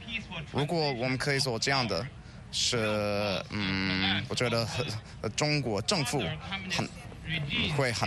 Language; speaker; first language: Chinese; non-native, learner; English